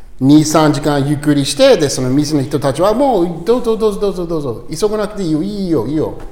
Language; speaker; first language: Japanese; non-native, learner; English